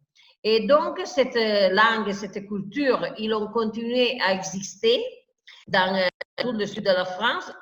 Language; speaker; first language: French; non-native, fluent; Italian